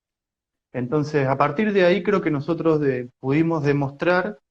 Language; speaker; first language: Spanish; native; Spanish